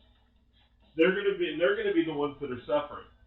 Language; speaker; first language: English; native; English